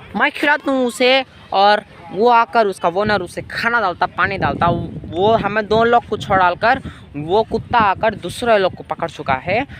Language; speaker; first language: Hindi; non-native, local second language; Urdu